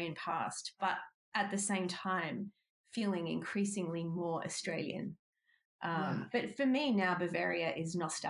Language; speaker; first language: English; native; English